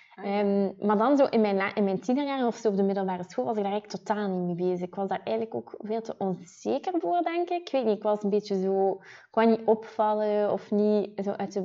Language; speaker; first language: Dutch; native; Dutch